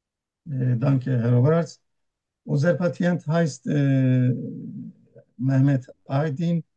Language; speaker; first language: German; non-native, learner; Turkish